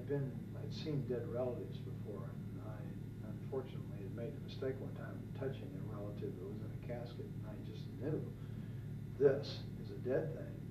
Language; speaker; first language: English; native; English